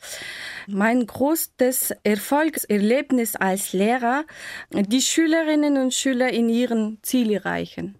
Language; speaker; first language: German; non-native, fluent; Mongolian